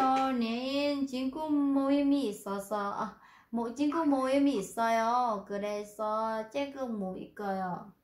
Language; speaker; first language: Korean; non-native, fluent; Vietnamese